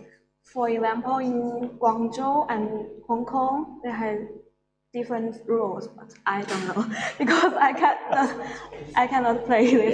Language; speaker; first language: English; non-native, fluent; Chinese